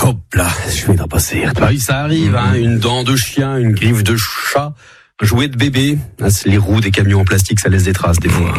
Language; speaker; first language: French; native; French